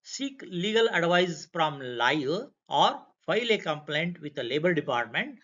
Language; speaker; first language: English; non-native, local second language; Kannada